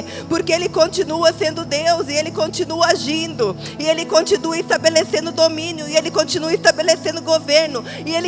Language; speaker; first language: Portuguese; native; Portuguese